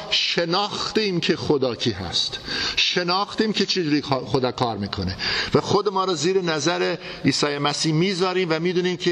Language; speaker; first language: Persian; non-native, fluent; English